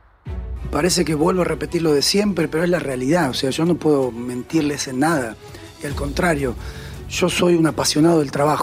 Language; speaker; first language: Spanish; native; Spanish